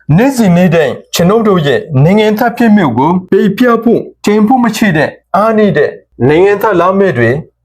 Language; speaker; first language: Burmese; non-native, local second language; Rohingya